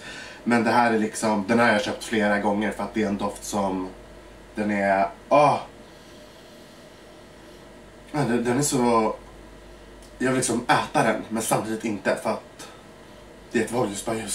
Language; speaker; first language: Swedish; early bilingual, other home language; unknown